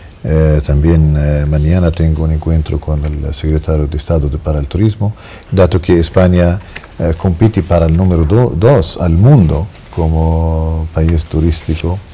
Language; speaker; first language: Spanish; non-native, fluent; Arabic